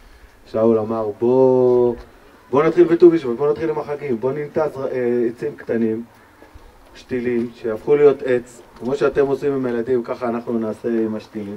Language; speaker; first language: Hebrew; native; Hebrew